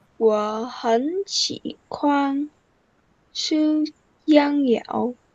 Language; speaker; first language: Chinese; non-native, learner; Vietnamese